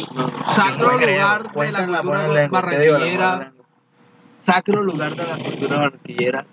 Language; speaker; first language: Spanish; native; Spanish